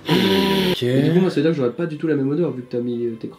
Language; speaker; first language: French; native; French